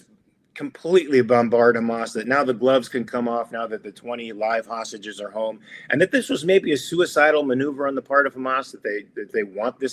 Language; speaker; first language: English; native; English